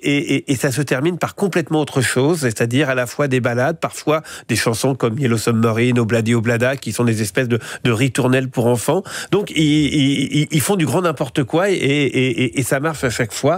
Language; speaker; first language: French; native; French